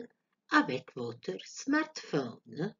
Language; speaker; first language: French; non-native, fluent; Croatian